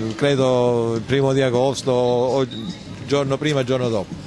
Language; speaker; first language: Italian; native; Italian